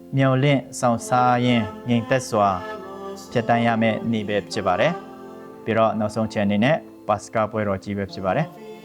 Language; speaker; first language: Burmese; non-native, local second language; Hakha Chin